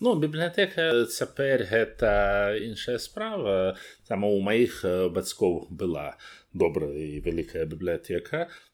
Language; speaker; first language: Belarusian; non-native, learner; Russian